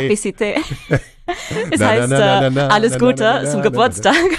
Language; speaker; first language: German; non-native, fluent; English